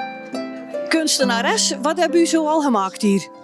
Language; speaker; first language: Dutch; native; Dutch